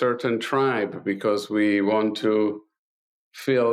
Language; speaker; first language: English; non-native, fluent; Italian